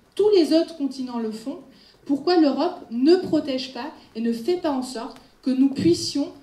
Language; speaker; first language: French; non-native, fluent; Dutch